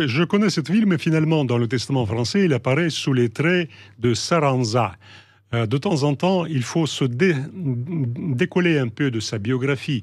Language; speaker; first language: French; non-native, fluent; Russian